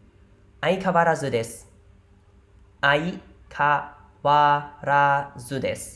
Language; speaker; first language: Japanese; non-native, fluent; Khmer